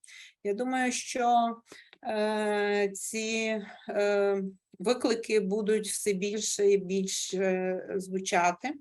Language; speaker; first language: Ukrainian; native; Ukrainian